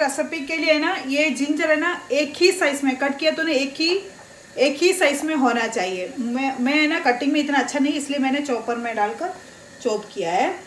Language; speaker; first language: Hindi; non-native, local second language; Malayalam